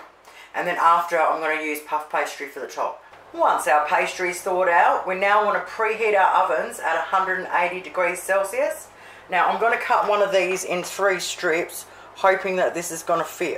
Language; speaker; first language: English; native; English